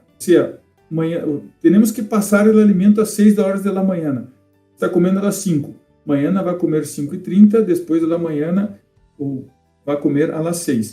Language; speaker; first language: Spanish; non-native, fluent; Portuguese